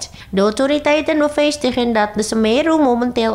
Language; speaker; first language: Dutch; non-native, fluent; Indonesian